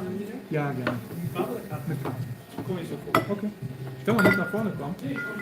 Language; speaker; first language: German; native; German